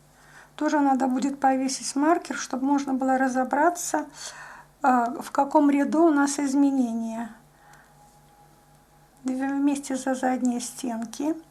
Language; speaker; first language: Russian; native; Russian